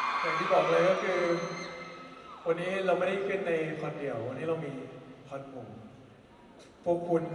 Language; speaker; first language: Thai; native; Thai